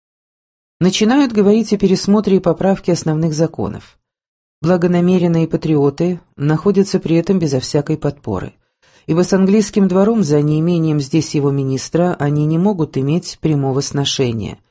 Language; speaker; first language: Russian; native; Russian